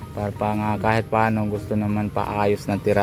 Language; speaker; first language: Filipino; non-native, local second language; Bikol